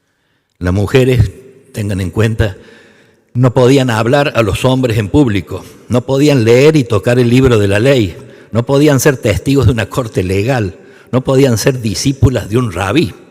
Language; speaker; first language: Spanish; native; Spanish